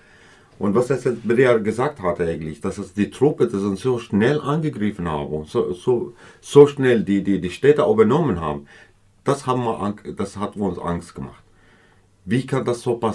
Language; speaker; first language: German; non-native, learner; Kurdish